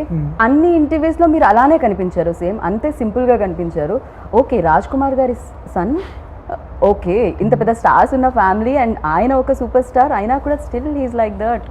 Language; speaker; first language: Telugu; native; Telugu